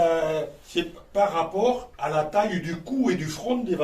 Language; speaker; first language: French; native; French